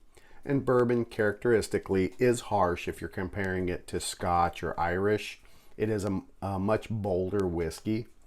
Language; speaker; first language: English; native; English